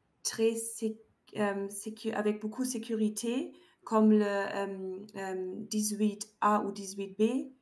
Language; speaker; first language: French; non-native, learner; German